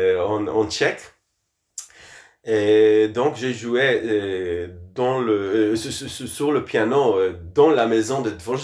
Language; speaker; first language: French; non-native, fluent; Hebrew